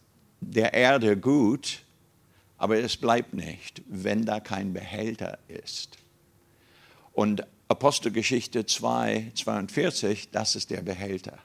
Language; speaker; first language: German; non-native, fluent; English